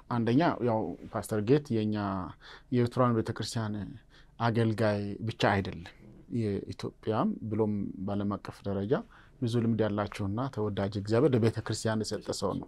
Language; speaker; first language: Amharic; non-native, local second language; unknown